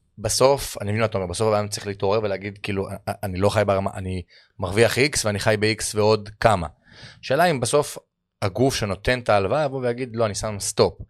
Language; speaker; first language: Hebrew; native; Hebrew